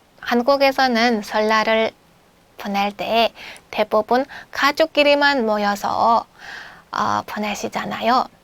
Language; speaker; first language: Korean; non-native, fluent; Mongolian